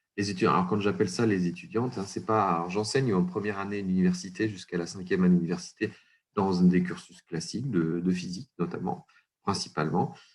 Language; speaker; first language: French; native; French